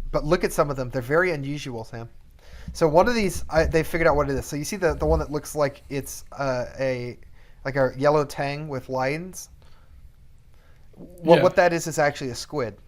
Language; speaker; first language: English; native; English